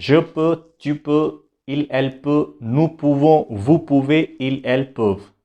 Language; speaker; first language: French; non-native, fluent; Hindi